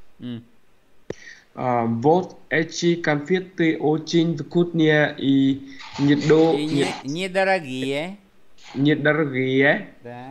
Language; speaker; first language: Russian; non-native, learner; Vietnamese